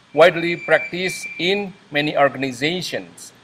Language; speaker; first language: English; non-native, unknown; Indonesian